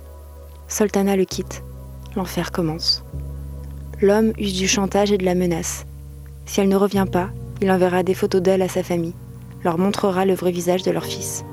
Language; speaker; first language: French; native; French